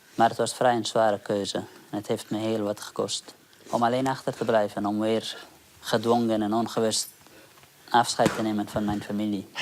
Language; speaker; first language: Dutch; non-native, fluent; Persian